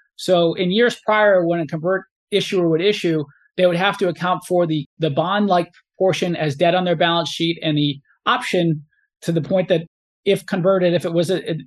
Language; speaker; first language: English; native; English